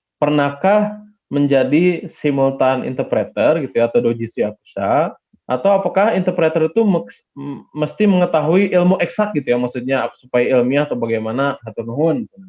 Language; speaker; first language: Indonesian; native; Indonesian